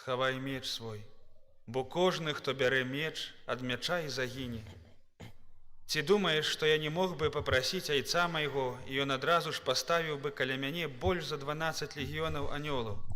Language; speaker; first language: Belarusian; native; Belarusian